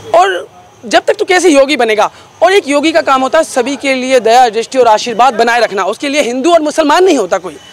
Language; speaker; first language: Hindi; native; Hindi